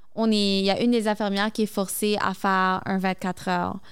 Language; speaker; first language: French; native; French